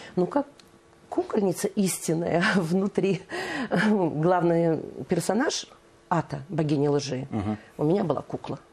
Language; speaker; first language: Russian; native; Russian